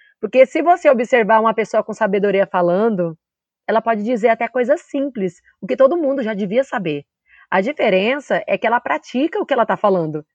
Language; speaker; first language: Portuguese; native; Portuguese